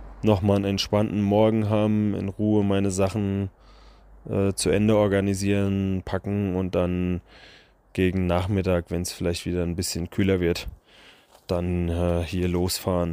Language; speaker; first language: German; native; German